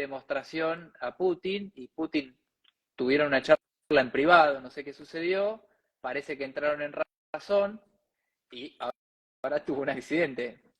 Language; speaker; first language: Spanish; native; Spanish